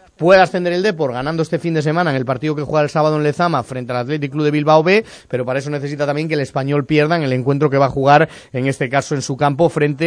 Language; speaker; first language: Spanish; native; Spanish